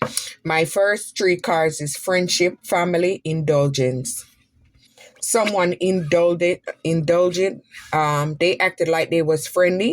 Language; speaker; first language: English; native; English